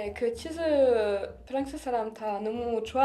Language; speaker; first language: Korean; non-native, learner; French